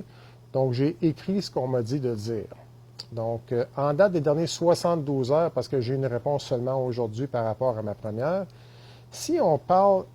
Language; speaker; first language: French; native; French